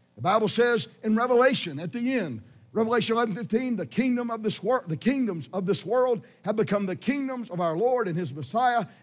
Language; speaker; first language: English; native; English